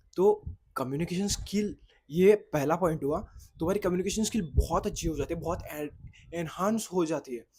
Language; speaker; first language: Hindi; non-native, local second language; Marathi